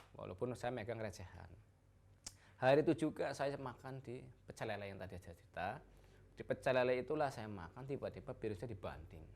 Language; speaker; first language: Indonesian; non-native, local second language; Javanese